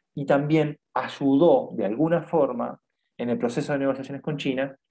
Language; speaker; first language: Spanish; native; Spanish